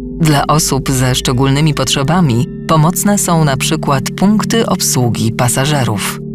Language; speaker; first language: Polish; native; Polish